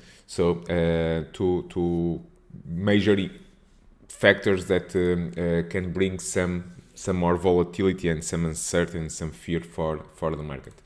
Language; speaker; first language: English; non-native, fluent; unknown